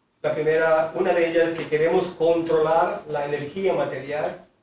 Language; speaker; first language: Spanish; native; Spanish